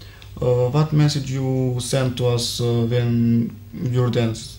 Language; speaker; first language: English; non-native, learner; Serbian